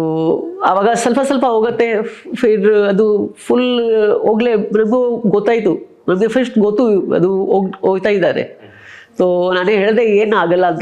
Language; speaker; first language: Kannada; non-native, local second language; Hindi